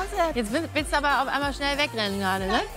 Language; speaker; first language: German; native; German